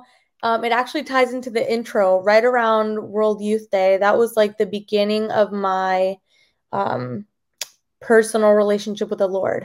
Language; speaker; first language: English; early bilingual, other home language; Spanish